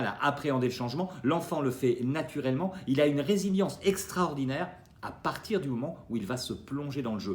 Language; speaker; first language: French; native; French